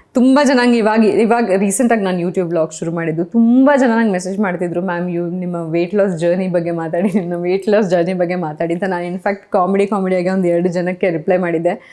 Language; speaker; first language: Kannada; non-native, local second language; Kodava